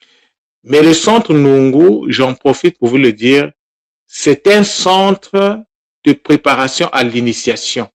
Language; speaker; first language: French; non-native, local second language; Kongo